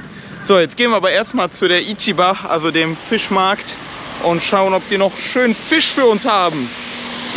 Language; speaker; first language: German; native; German